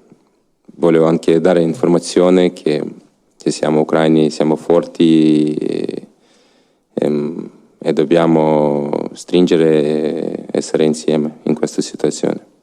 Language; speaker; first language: Italian; non-native, learner; Ukrainian